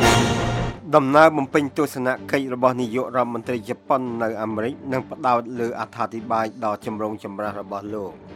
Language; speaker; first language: Khmer; native; Khmer